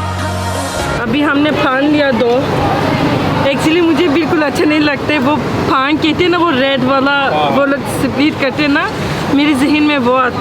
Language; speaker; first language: Hindi; non-native, learner; Turkish